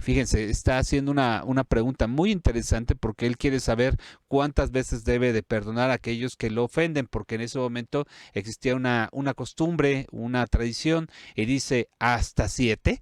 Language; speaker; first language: Spanish; native; Spanish